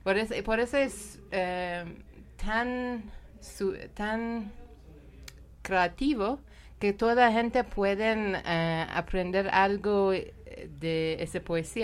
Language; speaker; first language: Spanish; non-native, learner; Persian